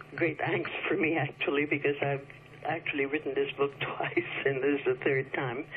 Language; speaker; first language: English; early bilingual, other home language; Chinese